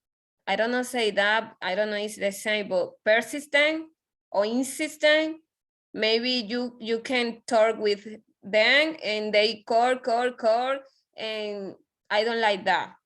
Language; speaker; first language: English; non-native, learner; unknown